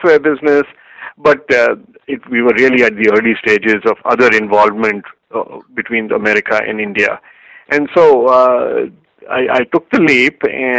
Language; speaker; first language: English; non-native, local second language; Hindi